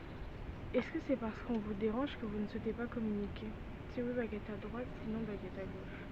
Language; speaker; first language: French; native; French